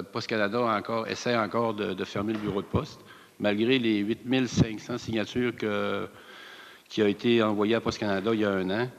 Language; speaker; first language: French; native; French